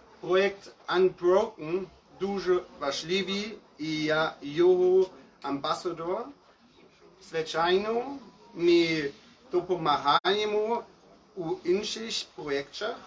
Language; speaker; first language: Ukrainian; non-native, learner; German